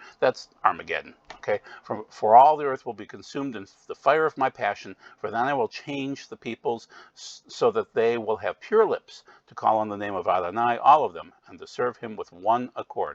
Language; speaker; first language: English; native; English